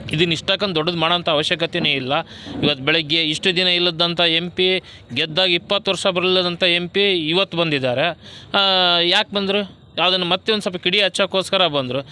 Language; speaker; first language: Kannada; native; Kannada